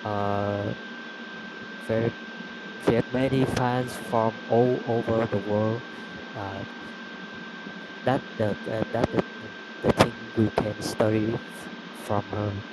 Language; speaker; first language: English; non-native, learner; Vietnamese